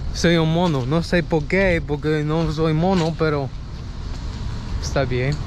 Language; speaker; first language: Spanish; non-native, learner; English